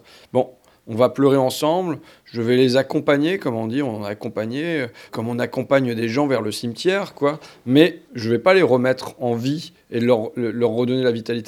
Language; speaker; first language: French; native; French